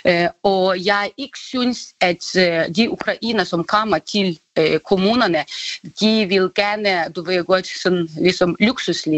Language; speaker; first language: Danish; non-native, fluent; Ukrainian